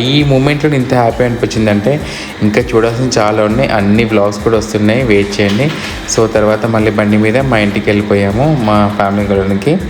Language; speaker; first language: Telugu; native; Telugu